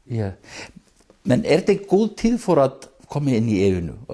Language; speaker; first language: Danish; non-native, fluent; Icelandic